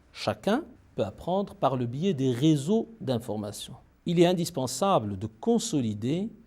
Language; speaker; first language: French; non-native, local second language; Arabic